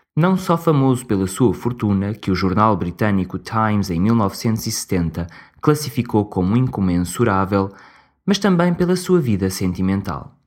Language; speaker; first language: Portuguese; native; Portuguese